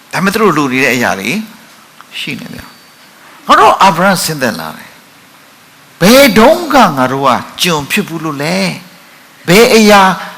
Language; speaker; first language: Burmese; non-native, local second language; S'gaw Karen